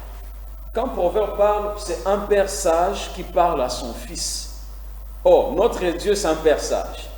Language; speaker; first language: French; non-native, local second language; Lingala